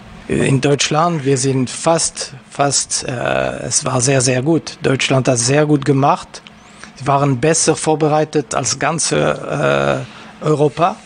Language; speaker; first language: German; non-native, local second language; French